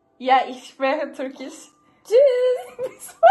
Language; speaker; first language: German; non-native, learner; Turkish